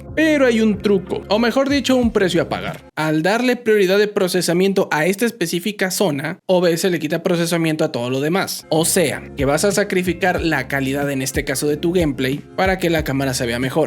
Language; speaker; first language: Spanish; native; Spanish